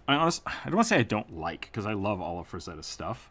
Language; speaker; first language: English; native; English